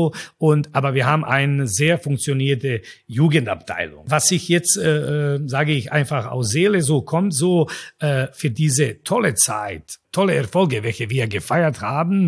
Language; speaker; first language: German; non-native, fluent; Croatian